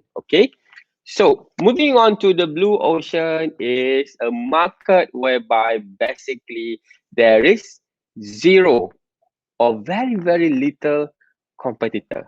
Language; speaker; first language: English; non-native, local second language; Malay